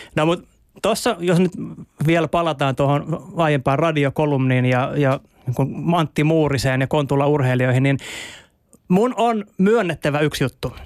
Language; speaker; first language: Finnish; native; Finnish